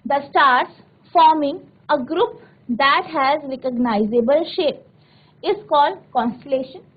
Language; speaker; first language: English; non-native, local second language; Hindi